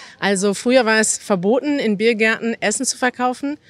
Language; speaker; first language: German; native; German